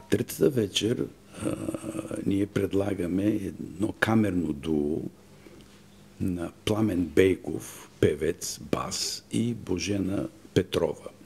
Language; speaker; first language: Bulgarian; native; Bulgarian